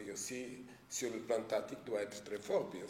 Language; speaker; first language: French; non-native, fluent; Portuguese